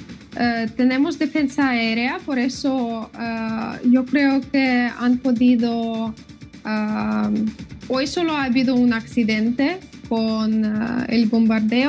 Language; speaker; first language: Spanish; non-native, fluent; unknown